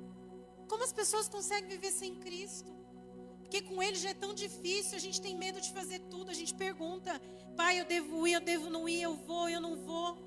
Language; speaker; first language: Portuguese; native; Portuguese